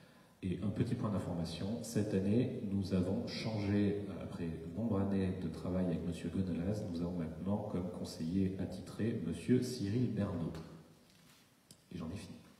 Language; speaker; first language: French; native; French